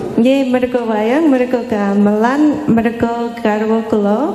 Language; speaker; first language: Javanese; non-native, fluent; English